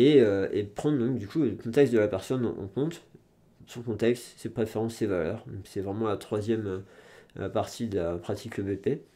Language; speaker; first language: French; native; French